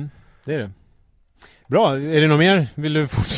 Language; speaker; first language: Swedish; native; Swedish